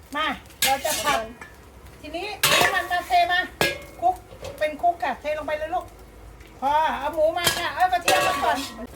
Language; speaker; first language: Thai; native; Thai